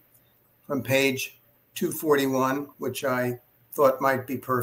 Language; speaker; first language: English; native; English